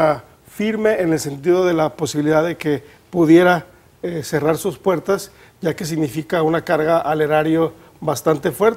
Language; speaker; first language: Spanish; native; Spanish